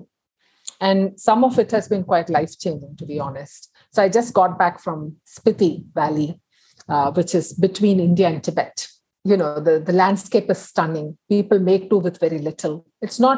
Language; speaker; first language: English; non-native, local second language; Tamil